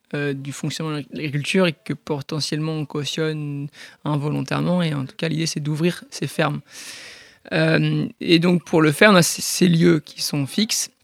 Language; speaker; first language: French; native; French